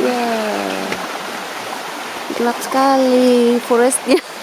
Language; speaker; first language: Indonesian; non-native, learner; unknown